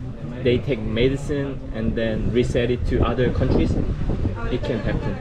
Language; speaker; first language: English; non-native, fluent; Korean